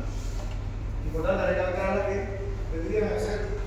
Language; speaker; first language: Spanish; native; Spanish